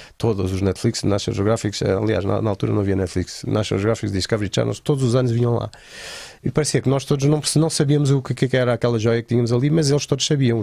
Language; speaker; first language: Portuguese; native; Portuguese